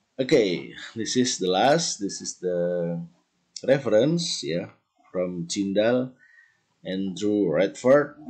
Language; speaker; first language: English; non-native, fluent; Indonesian